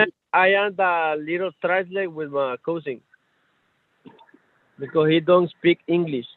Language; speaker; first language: English; non-native, learner; Spanish